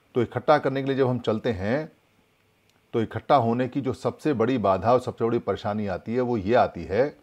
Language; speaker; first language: Hindi; native; Hindi